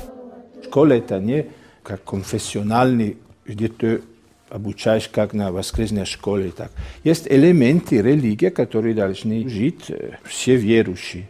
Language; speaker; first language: Russian; non-native, fluent; Italian